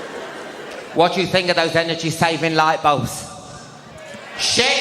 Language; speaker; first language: English; native; English